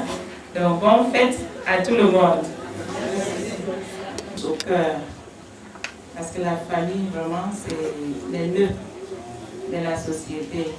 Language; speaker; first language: French; non-native, local second language; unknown